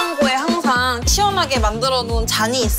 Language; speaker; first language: Korean; native; Korean